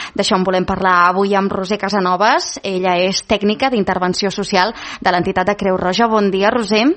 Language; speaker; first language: Catalan; native; Catalan